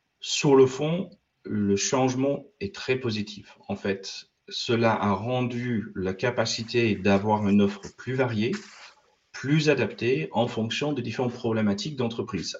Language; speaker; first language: French; non-native, fluent; English